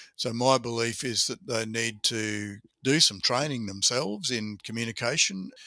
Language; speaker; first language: English; native; English